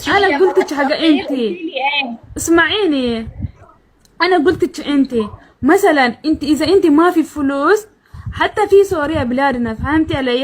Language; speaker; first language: Arabic; non-native, learner; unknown